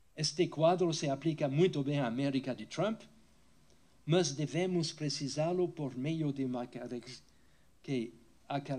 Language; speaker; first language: Portuguese; non-native, fluent; French